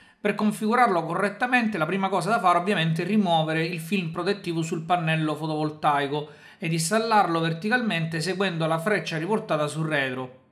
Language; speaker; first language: Italian; native; Italian